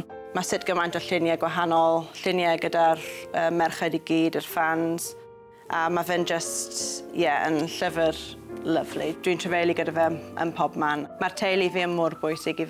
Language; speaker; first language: Welsh; non-native, local second language; English